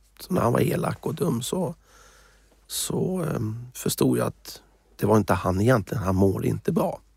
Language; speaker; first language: Swedish; native; Swedish